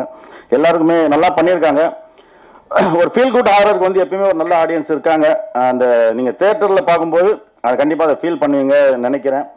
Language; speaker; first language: Tamil; native; Tamil